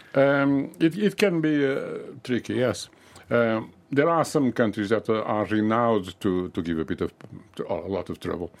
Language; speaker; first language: English; non-native, fluent; Portuguese